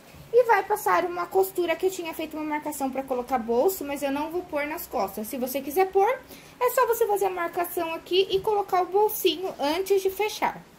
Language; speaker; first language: Portuguese; native; Portuguese